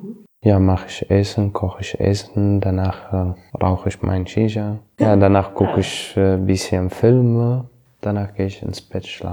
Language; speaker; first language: German; non-native, learner; Arabic